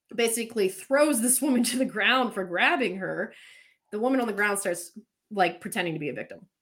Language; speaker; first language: English; native; English